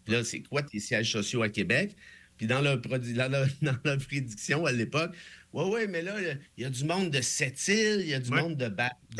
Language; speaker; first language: French; native; French